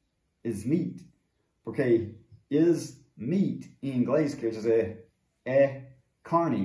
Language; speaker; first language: Portuguese; non-native, fluent; English